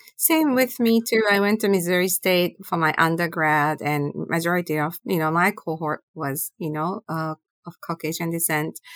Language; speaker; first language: English; non-native, fluent; Japanese